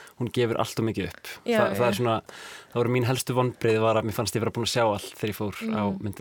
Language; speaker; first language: Icelandic; native; Icelandic